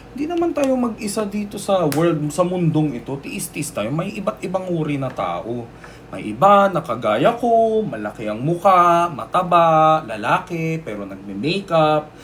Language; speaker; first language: Filipino; early bilingual, other home language; Korean